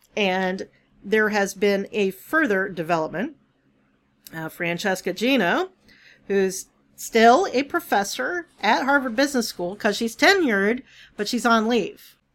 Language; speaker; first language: English; native; English